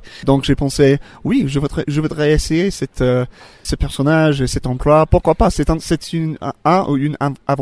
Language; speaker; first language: French; non-native, fluent; English